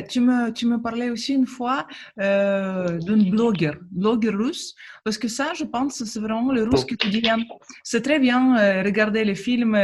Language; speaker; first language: French; non-native, fluent; Russian